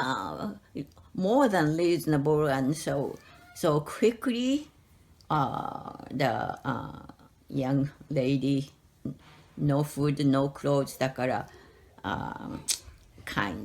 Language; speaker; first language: English; non-native, learner; Japanese